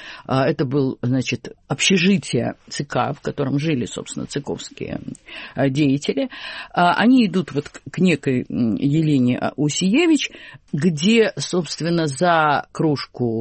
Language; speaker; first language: Russian; native; Russian